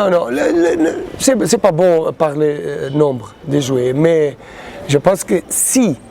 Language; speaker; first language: French; non-native, learner; Portuguese